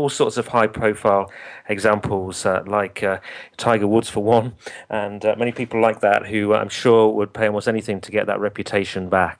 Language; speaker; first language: English; native; English